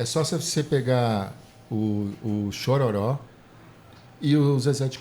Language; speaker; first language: Portuguese; native; Portuguese